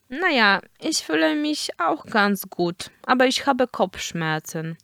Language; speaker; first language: German; non-native, fluent; Polish